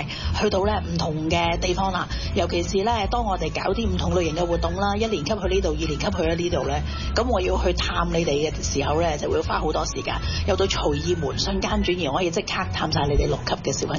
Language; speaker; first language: Chinese; native; Chinese